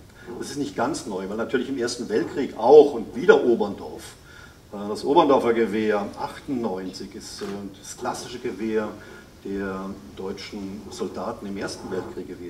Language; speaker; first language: German; native; German